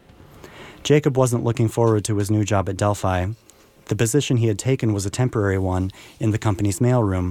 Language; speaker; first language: English; native; English